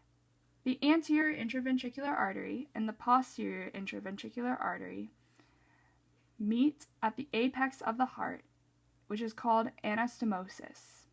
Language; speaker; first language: English; native; English